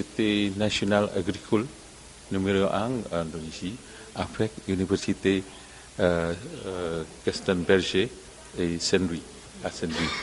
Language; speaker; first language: French; non-native, learner; Indonesian